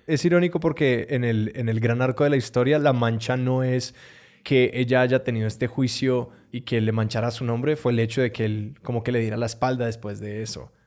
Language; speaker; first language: Spanish; native; Spanish